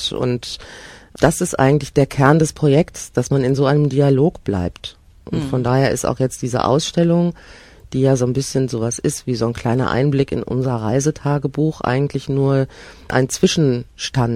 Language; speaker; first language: German; native; German